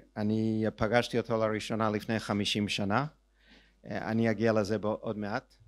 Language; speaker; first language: Hebrew; non-native, fluent; English